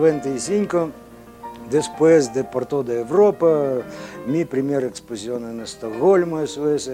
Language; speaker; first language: Spanish; non-native, learner; Russian